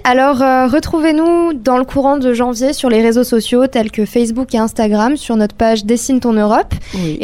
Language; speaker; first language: French; native; French